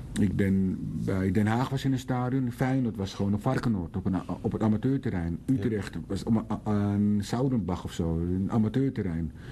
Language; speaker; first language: Dutch; early bilingual, other home language; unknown